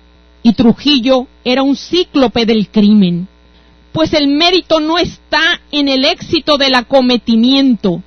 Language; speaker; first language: Spanish; native; Spanish